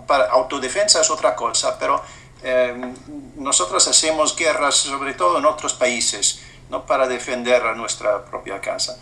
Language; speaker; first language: Spanish; non-native, fluent; English